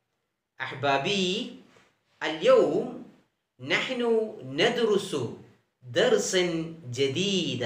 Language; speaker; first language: Arabic; non-native, fluent; Malayalam